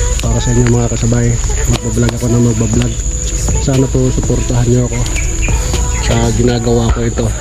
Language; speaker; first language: Filipino; non-native, local second language; Cebuano